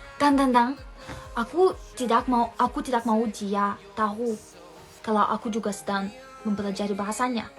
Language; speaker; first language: Indonesian; non-native, fluent; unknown